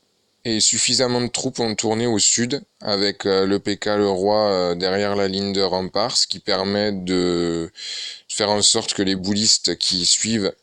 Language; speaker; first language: French; native; French